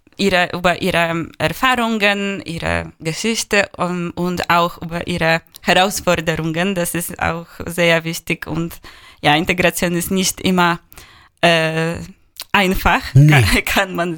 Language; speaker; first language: German; non-native, fluent; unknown